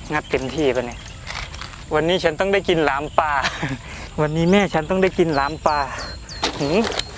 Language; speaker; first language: Thai; native; Thai